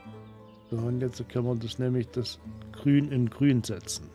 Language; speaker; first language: German; native; German